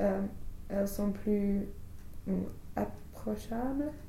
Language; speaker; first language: French; non-native, learner; English